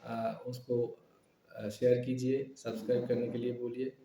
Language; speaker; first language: Hindi; non-native, local second language; Bangla